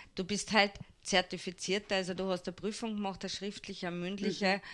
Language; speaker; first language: German; native; German